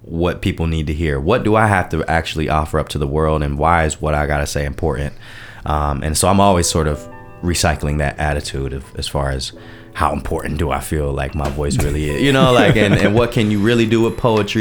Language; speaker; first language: English; early bilingual, other home language; Japanese